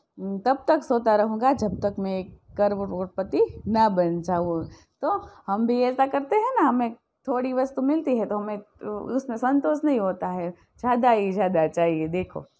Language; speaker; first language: Hindi; non-native, local second language; Gujarati